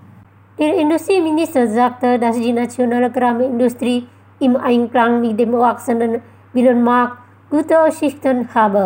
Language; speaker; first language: German; non-native, fluent; Indonesian